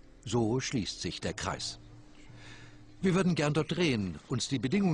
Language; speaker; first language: German; native; German